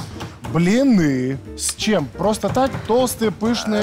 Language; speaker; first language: Russian; native; Russian